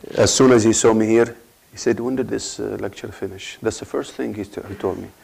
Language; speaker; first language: English; non-native, fluent; Arabic